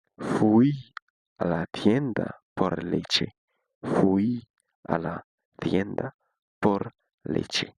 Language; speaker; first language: Spanish; non-native, fluent; Haitian Creole